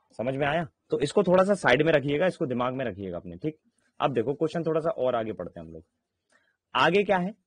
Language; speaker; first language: Hindi; native; Hindi